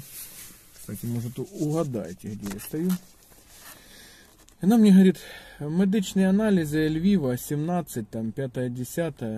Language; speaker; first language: Russian; native; Russian